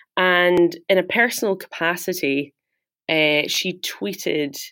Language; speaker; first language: English; native; English